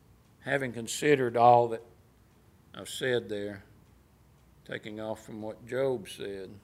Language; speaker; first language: English; native; English